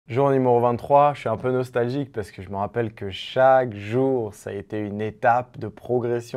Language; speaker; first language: French; native; French